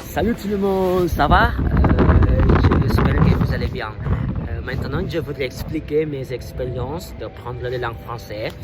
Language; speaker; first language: French; non-native, learner; Indonesian